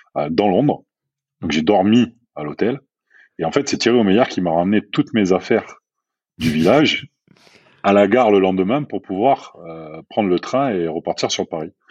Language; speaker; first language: French; native; French